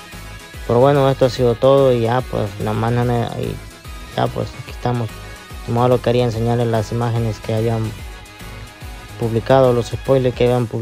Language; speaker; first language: Spanish; native; Spanish